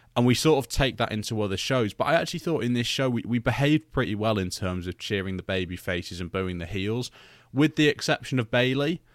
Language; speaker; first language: English; native; English